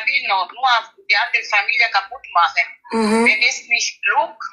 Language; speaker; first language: German; non-native, learner; Nigerian Pidgin